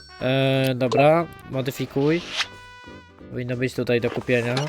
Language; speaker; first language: Polish; native; Polish